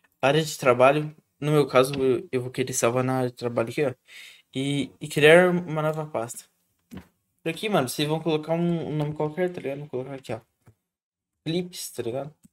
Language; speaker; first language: Portuguese; native; Portuguese